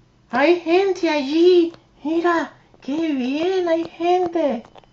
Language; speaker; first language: Spanish; native; Spanish